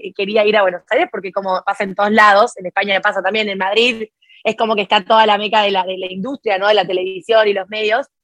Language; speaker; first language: Spanish; native; Spanish